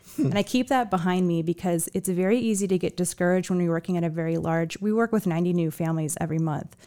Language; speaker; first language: English; native; English